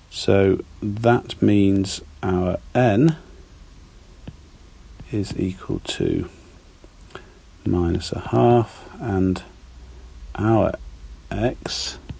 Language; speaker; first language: English; native; English